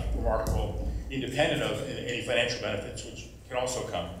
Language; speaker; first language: English; native; English